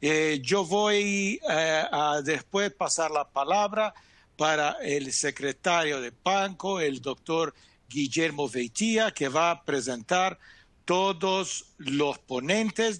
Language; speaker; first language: Spanish; non-native, fluent; Portuguese